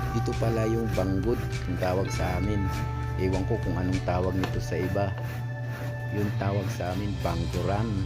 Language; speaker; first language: Filipino; non-native, local second language; Cebuano